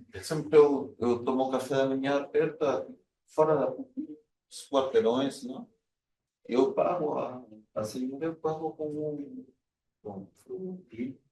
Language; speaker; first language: Portuguese; non-native, fluent; Spanish